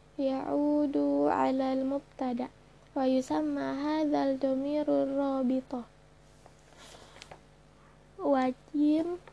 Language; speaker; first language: Arabic; non-native, learner; Indonesian